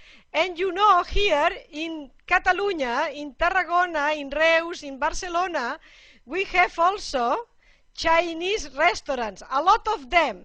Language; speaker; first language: English; non-native, fluent; Catalan